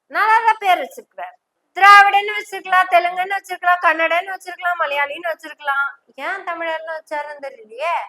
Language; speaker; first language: Tamil; native; Tamil